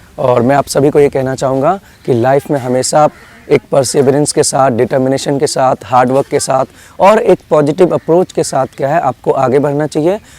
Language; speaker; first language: Hindi; native; Hindi